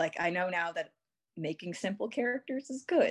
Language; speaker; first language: English; native; English